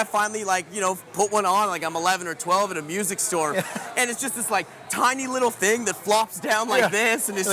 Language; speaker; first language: English; native; English